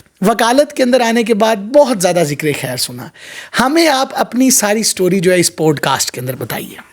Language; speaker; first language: Urdu; non-native, local second language; Punjabi